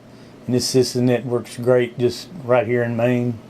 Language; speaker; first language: English; native; English